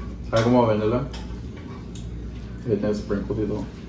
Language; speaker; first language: Spanish; early bilingual, heritage; Spanish